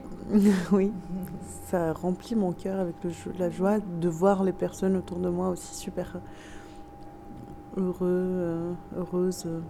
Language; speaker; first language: French; non-native, local second language; Arabic